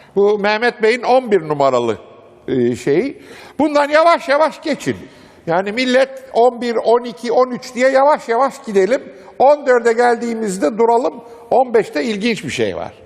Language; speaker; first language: Turkish; native; Turkish